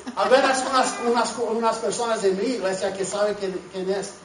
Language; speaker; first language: Spanish; non-native, learner; English